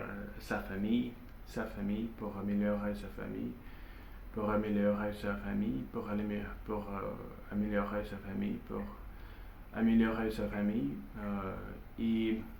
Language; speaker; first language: French; non-native, learner; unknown